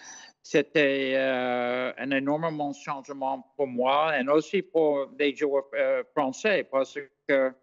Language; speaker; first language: French; non-native, fluent; English